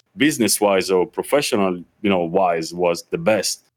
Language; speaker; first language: English; non-native, fluent; Italian